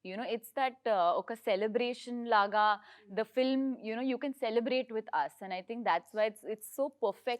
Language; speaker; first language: Telugu; early bilingual, heritage; Telugu